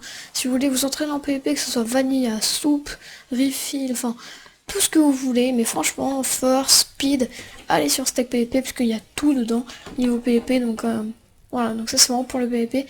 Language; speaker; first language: French; native; French